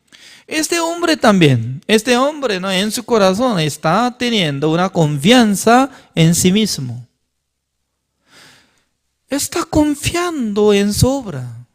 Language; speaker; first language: Spanish; non-native, learner; Korean